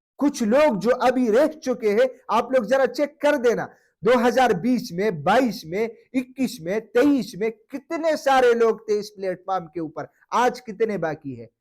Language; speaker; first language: Urdu; non-native, local second language; Pashto